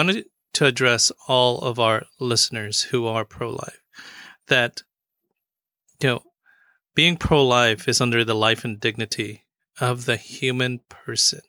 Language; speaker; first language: English; native; English